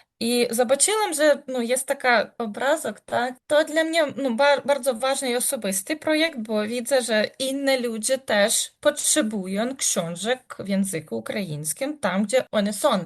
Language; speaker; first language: Polish; non-native, learner; Ukrainian